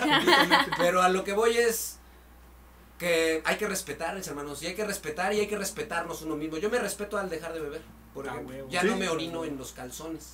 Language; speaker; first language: Spanish; native; Spanish